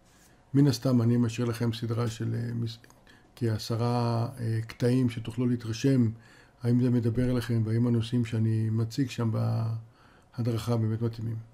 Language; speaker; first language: Hebrew; native; Hebrew